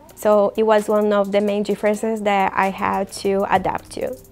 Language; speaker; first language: English; non-native, fluent; Portuguese